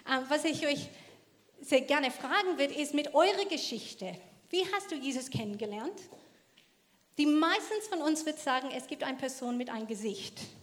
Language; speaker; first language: German; non-native, fluent; English